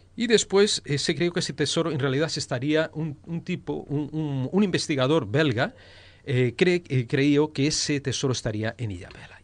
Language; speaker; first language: Spanish; early bilingual, heritage; Spanish